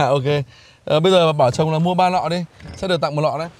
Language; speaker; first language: Vietnamese; native; Vietnamese